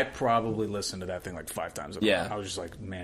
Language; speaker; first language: English; native; English